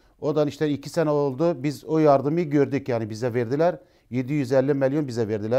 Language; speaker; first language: Turkish; non-native, learner; Arabic